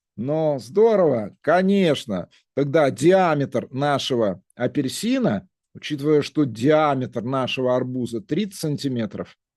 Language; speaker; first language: Russian; native; Russian